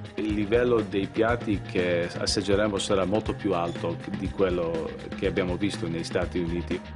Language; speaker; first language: Italian; early bilingual, other home language; English